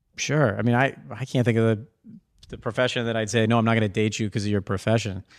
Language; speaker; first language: English; native; English